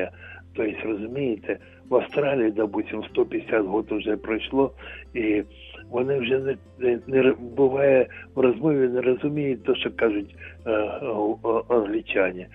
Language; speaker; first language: Ukrainian; non-native, local second language; Russian